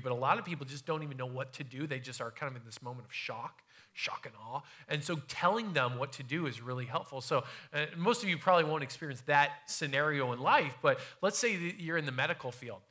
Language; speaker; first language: English; native; English